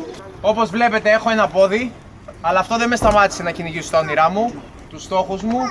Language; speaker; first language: Greek; native; Greek